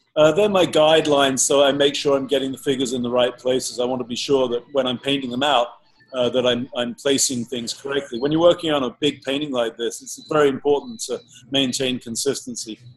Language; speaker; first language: English; native; English